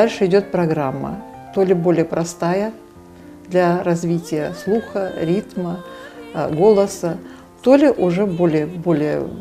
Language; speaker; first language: Russian; native; Russian